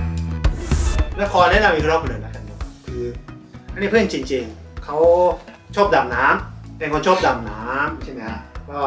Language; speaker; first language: Thai; non-native, fluent; Japanese